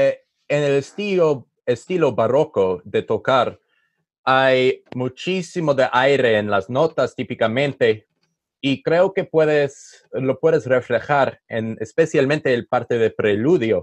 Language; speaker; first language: Spanish; non-native, learner; English